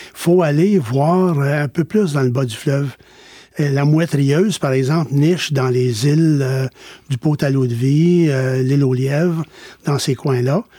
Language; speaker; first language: French; native; French